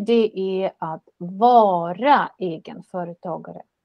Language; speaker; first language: Swedish; non-native, fluent; Russian